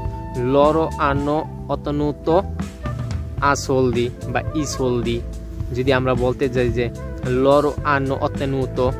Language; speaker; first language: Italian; non-native, learner; Bangla